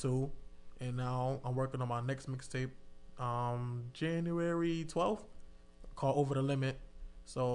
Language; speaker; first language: English; native; English